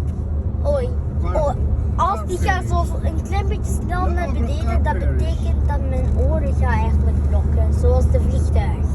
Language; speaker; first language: Dutch; early bilingual, other home language; Filipino